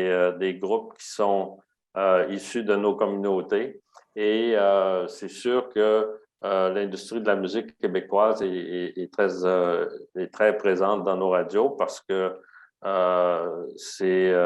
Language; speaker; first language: French; native; French